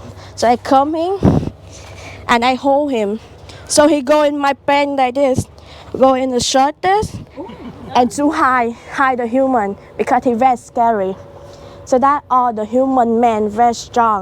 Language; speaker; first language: English; non-native, learner; Vietnamese